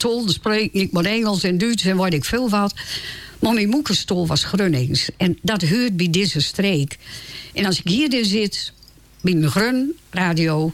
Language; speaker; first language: Dutch; non-native, local second language; Low German